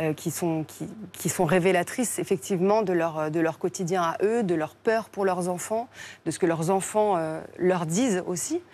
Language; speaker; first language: French; native; French